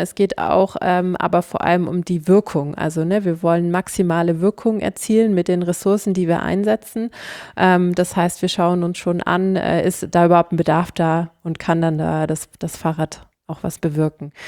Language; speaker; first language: German; native; German